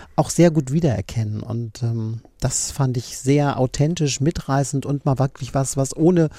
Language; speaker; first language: German; native; German